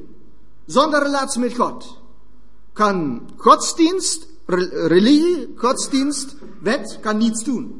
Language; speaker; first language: Dutch; non-native, fluent; German